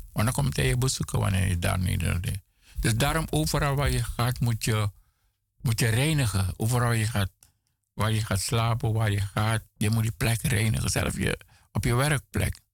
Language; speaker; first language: Dutch; native; Dutch